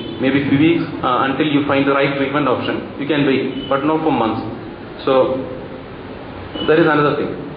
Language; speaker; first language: English; non-native, local second language; Malayalam